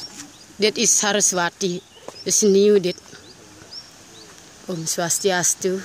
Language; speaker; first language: Dutch; non-native, learner; Balinese